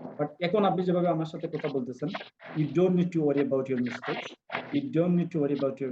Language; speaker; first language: English; non-native, fluent; Bangla